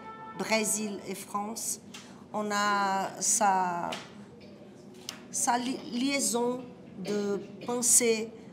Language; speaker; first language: French; non-native, learner; Portuguese